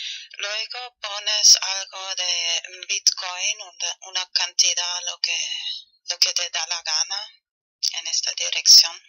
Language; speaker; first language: Spanish; non-native, fluent; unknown